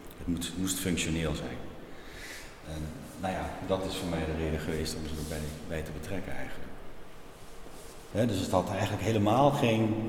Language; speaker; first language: Dutch; native; Dutch